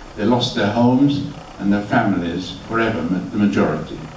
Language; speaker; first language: English; early bilingual, other home language; German